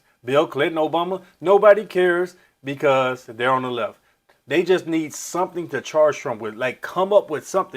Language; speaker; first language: English; native; English